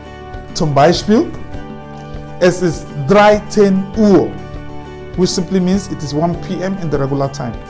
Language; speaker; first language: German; non-native, fluent; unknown